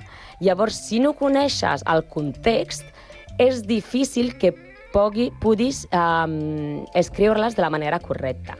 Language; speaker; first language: Catalan; non-native, learner; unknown